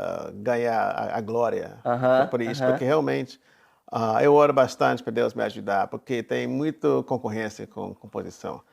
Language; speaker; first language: Portuguese; non-native, fluent; English